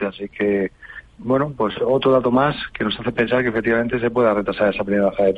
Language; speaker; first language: Spanish; native; Spanish